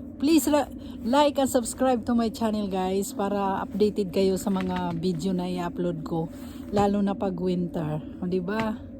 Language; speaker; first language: Filipino; non-native, local second language; Cebuano